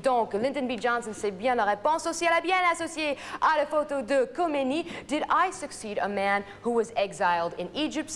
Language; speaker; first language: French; non-native, fluent; English